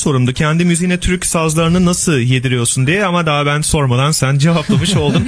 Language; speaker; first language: Turkish; native; Turkish